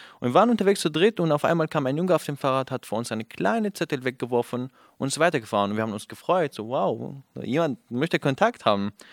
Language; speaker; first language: German; non-native, fluent; Kurdish